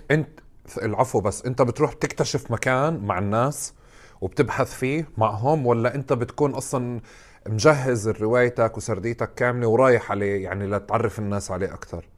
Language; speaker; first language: Arabic; native; Arabic